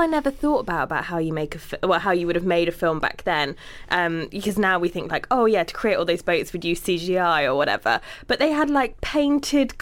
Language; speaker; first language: English; native; English